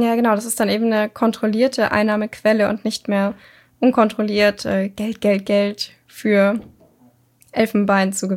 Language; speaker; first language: German; native; German